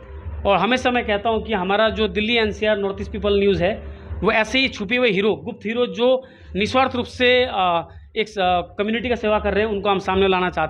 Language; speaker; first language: Hindi; native; Hindi